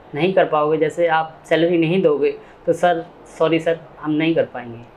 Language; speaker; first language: Hindi; native; Hindi